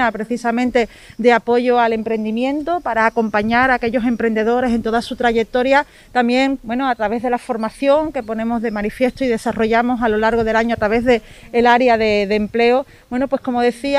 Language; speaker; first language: Spanish; native; Spanish